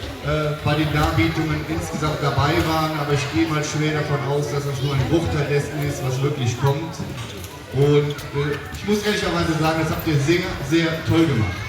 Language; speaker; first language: German; native; German